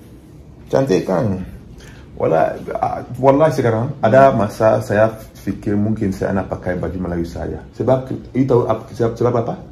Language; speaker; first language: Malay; non-native, learner; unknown